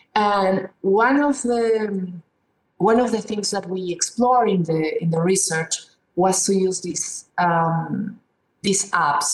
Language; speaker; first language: English; non-native, fluent; Spanish